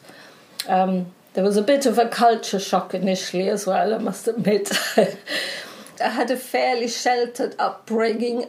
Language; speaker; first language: English; non-native, fluent; German